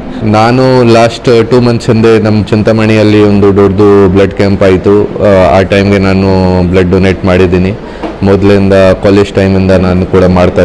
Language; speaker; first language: Kannada; non-native, fluent; Hindi